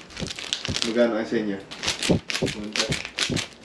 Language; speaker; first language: Filipino; non-native, learner; Japanese